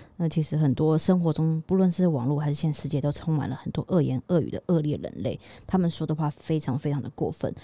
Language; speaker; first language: Chinese; native; Chinese